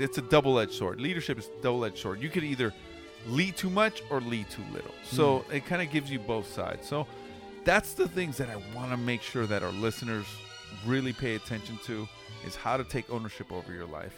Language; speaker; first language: English; early bilingual, other home language; Spanish